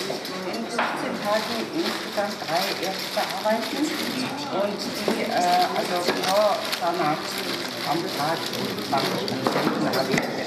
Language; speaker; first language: German; non-native, learner; Mongolian